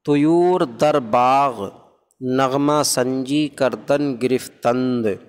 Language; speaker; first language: Persian; non-native, fluent; Urdu